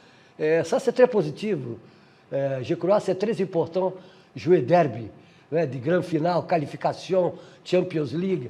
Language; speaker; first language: French; non-native, fluent; Portuguese